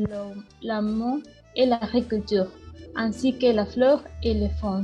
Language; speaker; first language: French; non-native, learner; Spanish